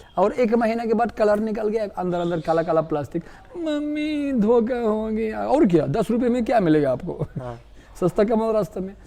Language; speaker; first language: Hindi; non-native, fluent; Russian